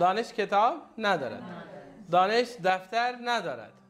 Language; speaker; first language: Persian; non-native, fluent; Urdu